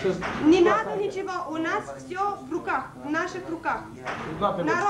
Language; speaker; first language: Russian; non-native, fluent; Romanian